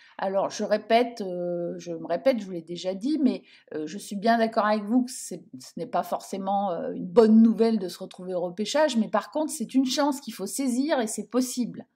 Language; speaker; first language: French; native; French